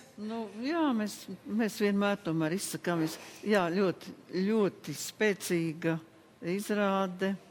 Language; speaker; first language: Latvian; native; Latvian